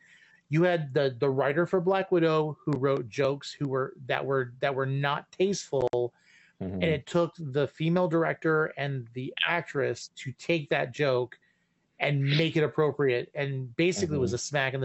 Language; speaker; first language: English; native; English